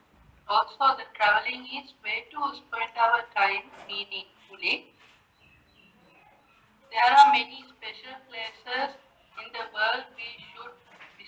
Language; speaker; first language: English; non-native, learner; Sinhala